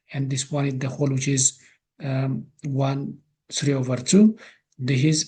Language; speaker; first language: English; non-native, local second language; Amharic